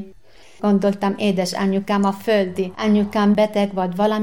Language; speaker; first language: Hungarian; non-native, learner; Arabic